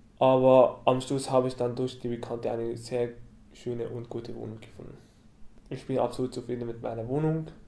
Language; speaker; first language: German; non-native, fluent; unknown